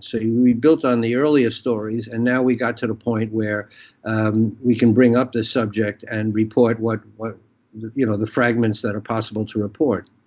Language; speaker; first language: English; native; English